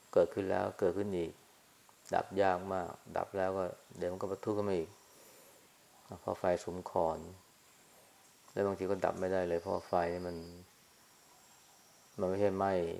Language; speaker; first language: Thai; native; Thai